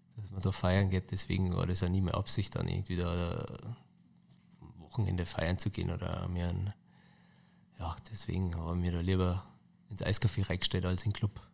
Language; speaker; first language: German; native; German